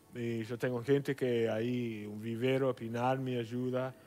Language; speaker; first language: Spanish; non-native, learner; English